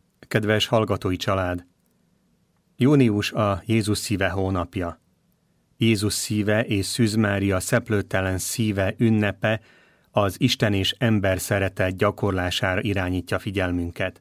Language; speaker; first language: Hungarian; native; Hungarian